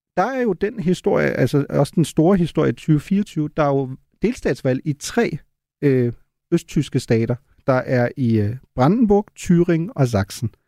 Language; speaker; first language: Danish; native; Danish